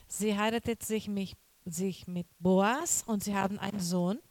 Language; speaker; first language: German; non-native, learner; Portuguese